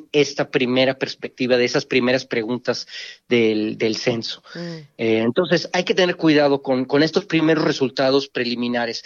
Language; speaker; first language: Spanish; native; Spanish